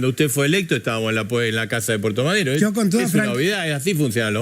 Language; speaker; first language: Spanish; native; Spanish